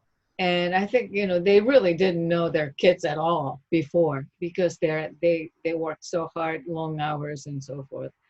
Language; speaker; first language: English; non-native, fluent; Japanese